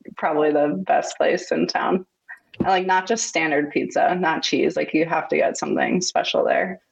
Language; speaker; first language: English; native; English